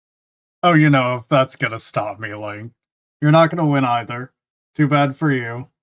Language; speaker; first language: English; native; English